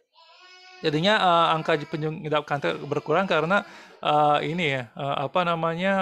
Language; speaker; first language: Indonesian; native; Indonesian